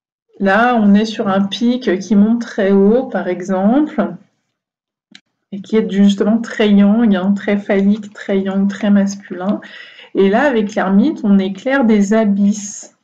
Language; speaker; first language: French; native; French